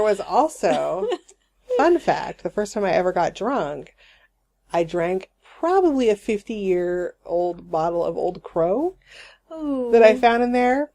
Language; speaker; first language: English; native; English